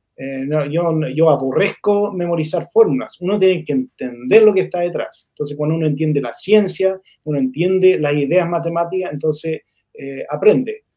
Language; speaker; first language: Spanish; non-native, fluent; English